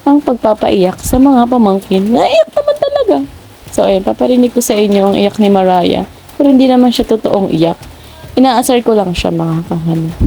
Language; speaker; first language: Filipino; non-native, local second language; Bikol